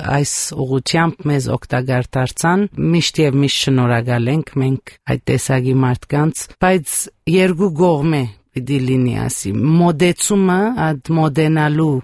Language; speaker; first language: Armenian; early bilingual, heritage; Armenian